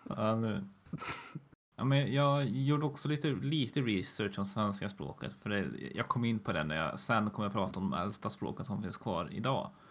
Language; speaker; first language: Swedish; native; Swedish